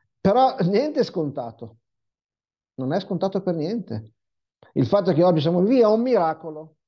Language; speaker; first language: Italian; non-native, fluent; Hebrew